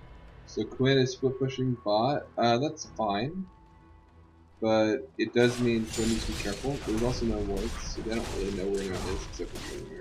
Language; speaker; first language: English; native; English